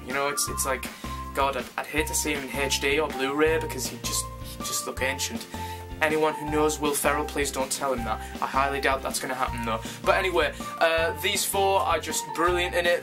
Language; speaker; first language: English; native; English